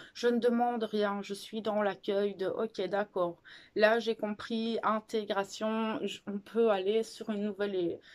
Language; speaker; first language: French; native; French